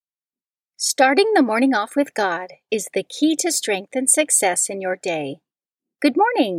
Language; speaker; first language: English; native; English